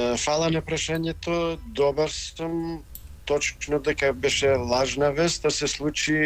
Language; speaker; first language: Macedonian; non-native, local second language; Albanian